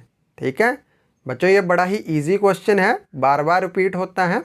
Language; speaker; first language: Hindi; native; Hindi